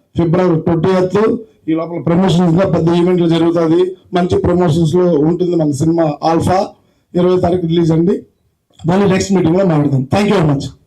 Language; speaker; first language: Telugu; native; Telugu